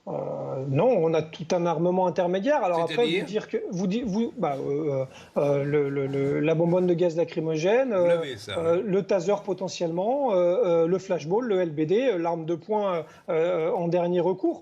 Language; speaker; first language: French; native; French